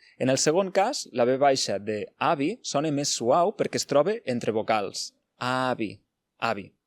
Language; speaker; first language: Catalan; native; Catalan